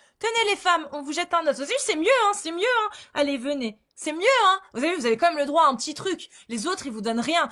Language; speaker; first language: French; native; French